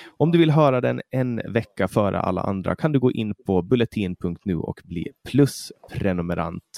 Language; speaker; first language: Swedish; native; Swedish